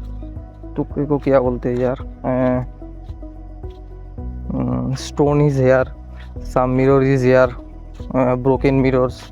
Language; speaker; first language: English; non-native, learner; Hindi